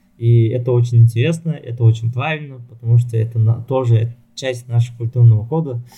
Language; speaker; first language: Russian; non-native, local second language; Yakut